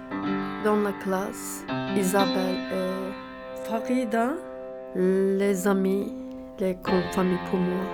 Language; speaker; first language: French; non-native, learner; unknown